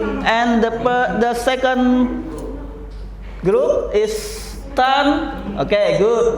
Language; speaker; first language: English; non-native, learner; Indonesian